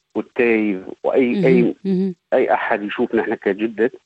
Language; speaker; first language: Arabic; native; Arabic